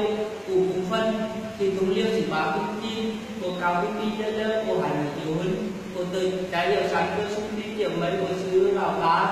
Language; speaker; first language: Chinese; non-native, learner; Vietnamese